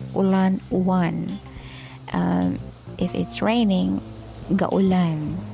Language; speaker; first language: English; non-native, local second language; Cebuano